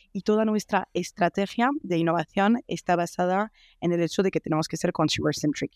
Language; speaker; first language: Spanish; non-native, fluent; French